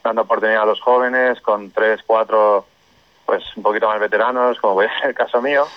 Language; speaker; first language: Spanish; non-native, local second language; Catalan